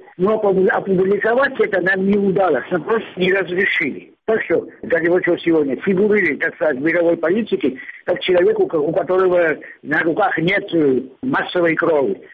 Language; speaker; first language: Russian; non-native, local second language; Georgian